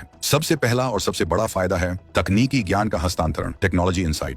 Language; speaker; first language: Hindi; native; Hindi